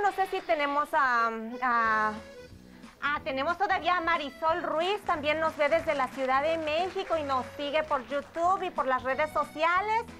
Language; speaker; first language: Spanish; native; Spanish